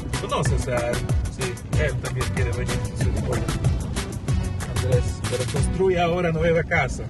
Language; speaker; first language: Spanish; non-native, learner; Polish